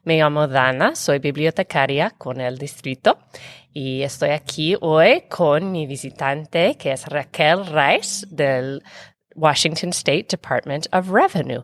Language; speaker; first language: Spanish; non-native, fluent; English